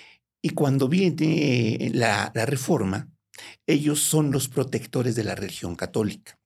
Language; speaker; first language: Spanish; native; Spanish